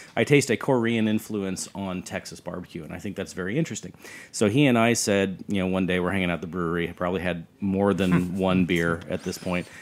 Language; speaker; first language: English; native; English